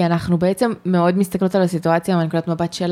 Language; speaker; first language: Hebrew; native; Hebrew